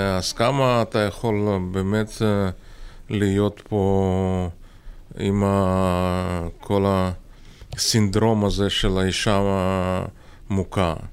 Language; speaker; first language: Hebrew; non-native, fluent; Russian